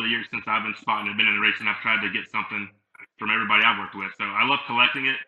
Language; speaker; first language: English; native; English